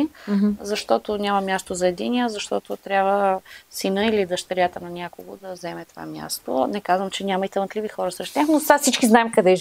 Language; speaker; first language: Bulgarian; native; Bulgarian